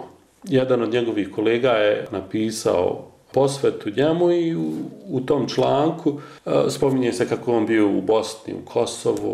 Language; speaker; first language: Croatian; native; Croatian